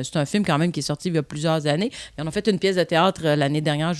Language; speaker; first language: French; native; French